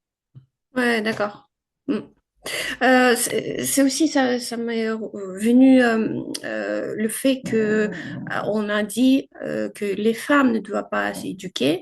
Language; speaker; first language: French; non-native, fluent; Ukrainian